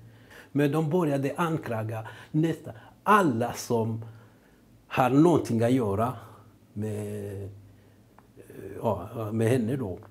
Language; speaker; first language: Swedish; non-native, learner; Kinyarwanda